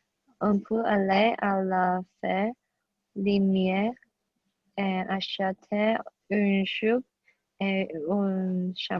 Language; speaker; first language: French; non-native, learner; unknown